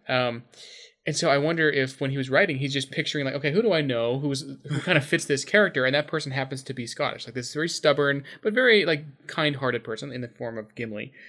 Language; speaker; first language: English; native; English